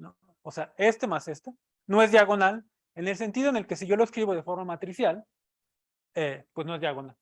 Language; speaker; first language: Spanish; native; Spanish